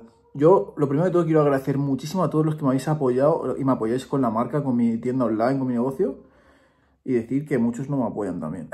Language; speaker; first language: Spanish; native; Spanish